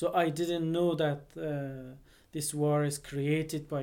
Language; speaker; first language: English; non-native, fluent; Persian